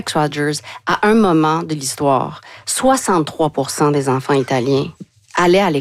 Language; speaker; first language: French; native; French